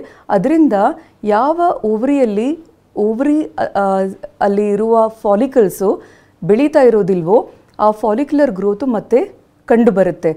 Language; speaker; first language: Kannada; native; Kannada